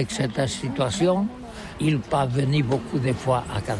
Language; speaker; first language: French; non-native, learner; Catalan